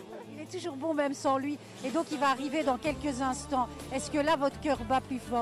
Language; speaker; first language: French; native; French